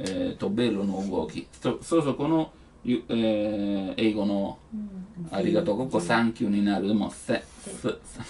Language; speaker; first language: Japanese; non-native, learner; Italian